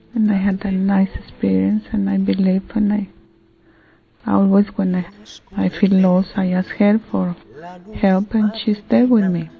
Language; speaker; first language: English; non-native, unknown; Spanish